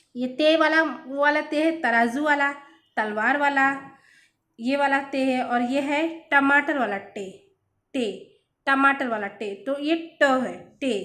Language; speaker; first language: Hindi; native; Hindi